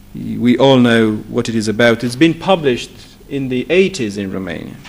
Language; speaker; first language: English; non-native, fluent; Romanian